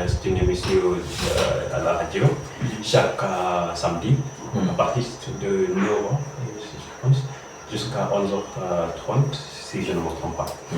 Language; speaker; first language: French; non-native, learner; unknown